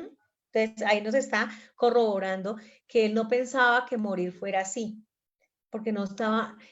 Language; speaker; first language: Spanish; native; Spanish